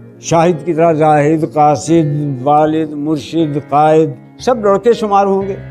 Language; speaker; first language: Urdu; native; Urdu